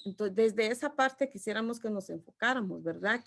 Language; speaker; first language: Spanish; non-native, local second language; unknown